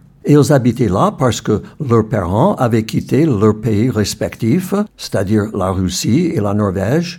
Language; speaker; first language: French; non-native, fluent; English